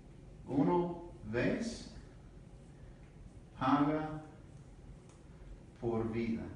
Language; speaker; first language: Spanish; non-native, learner; English